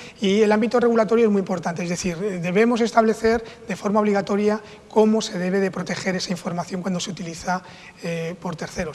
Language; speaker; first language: Spanish; native; Spanish